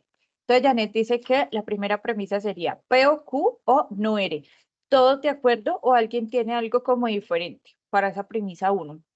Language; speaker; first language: Spanish; native; Spanish